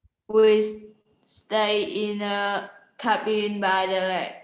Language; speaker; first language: English; non-native, learner; Vietnamese